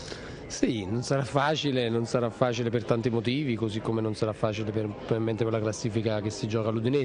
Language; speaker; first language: Italian; native; Italian